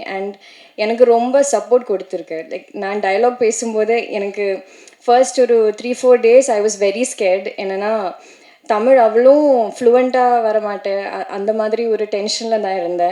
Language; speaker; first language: Tamil; non-native, learner; Malayalam